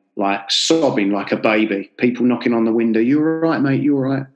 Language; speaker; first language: English; native; English